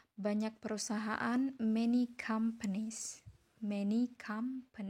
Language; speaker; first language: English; non-native, fluent; Indonesian